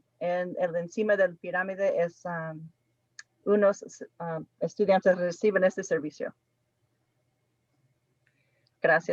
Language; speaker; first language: Spanish; non-native, fluent; English